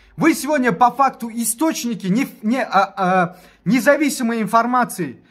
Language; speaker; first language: Russian; non-native, local second language; Tajik